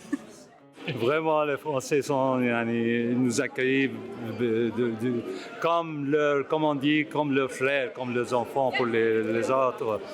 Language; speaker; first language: French; non-native, learner; Arabic